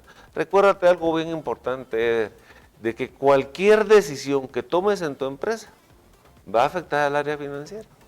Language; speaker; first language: Spanish; native; Spanish